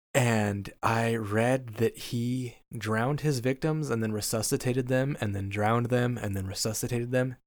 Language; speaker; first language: English; native; English